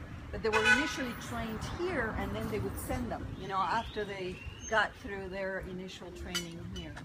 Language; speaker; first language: English; native; English